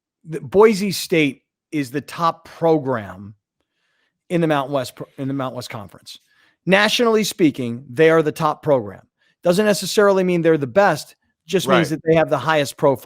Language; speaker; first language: English; native; English